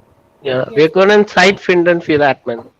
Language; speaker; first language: German; non-native, learner; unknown